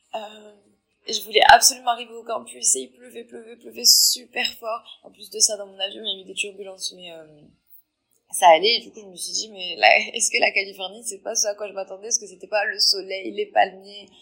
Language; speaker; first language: French; non-native, local second language; Arabic